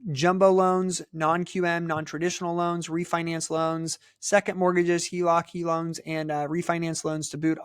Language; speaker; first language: English; native; English